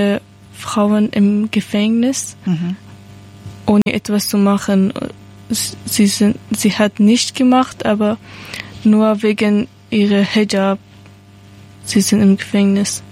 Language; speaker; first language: German; non-native, learner; Persian